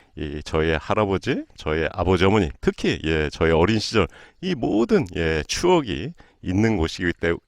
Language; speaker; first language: Korean; native; Korean